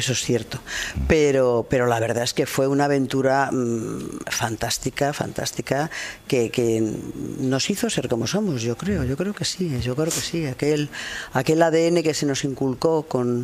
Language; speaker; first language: Spanish; native; Spanish